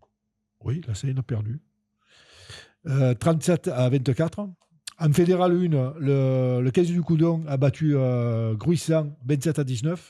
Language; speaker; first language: French; native; French